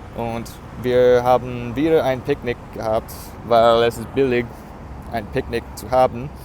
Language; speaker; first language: German; non-native, learner; English